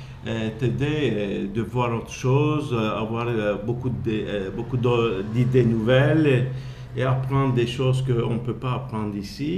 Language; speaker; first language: French; non-native, fluent; Turkish